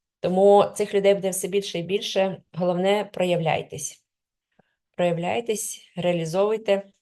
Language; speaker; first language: Ukrainian; non-native, local second language; Russian